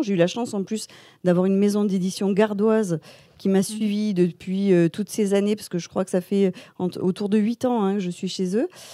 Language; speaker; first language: French; native; French